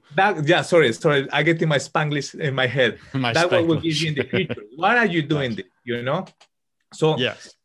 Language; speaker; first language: English; non-native, fluent; Spanish